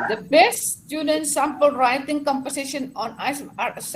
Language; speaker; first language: English; non-native, fluent; Javanese